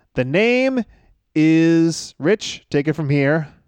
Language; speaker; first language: English; native; English